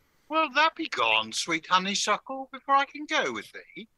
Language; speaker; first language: English; native; English